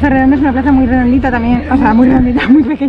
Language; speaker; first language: Spanish; native; Spanish